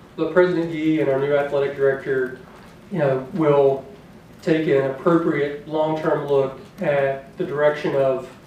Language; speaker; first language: English; native; English